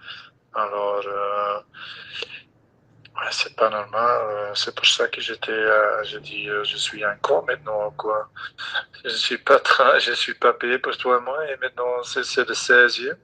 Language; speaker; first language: French; non-native, fluent; Dutch